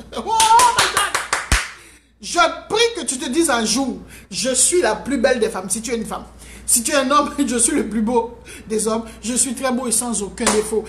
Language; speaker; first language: French; non-native, local second language; Haitian Creole